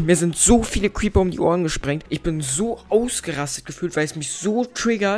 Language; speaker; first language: German; native; German